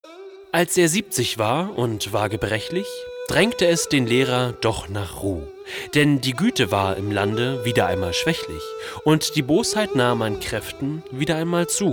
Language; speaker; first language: German; native; German